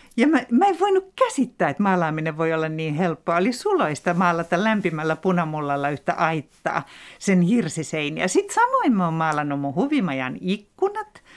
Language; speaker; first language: Finnish; native; Finnish